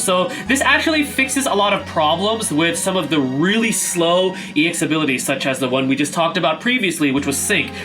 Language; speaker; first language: English; native; English